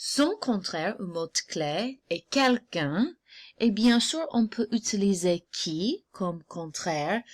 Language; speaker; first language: French; non-native, fluent; English